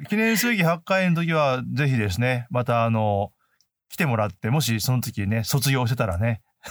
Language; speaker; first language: Japanese; native; Japanese